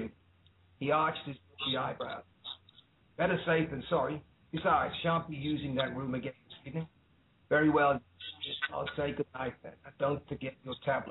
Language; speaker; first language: English; native; English